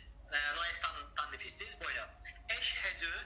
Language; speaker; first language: Spanish; non-native, learner; Turkish